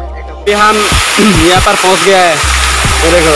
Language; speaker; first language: Hindi; non-native, local second language; Chakma